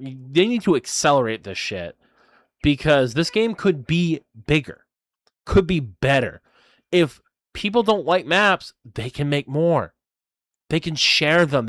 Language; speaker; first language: English; native; English